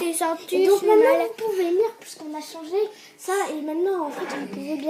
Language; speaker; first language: French; native; French